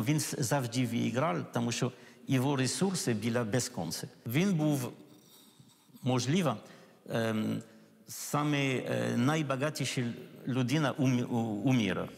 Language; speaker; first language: Ukrainian; non-native, learner; French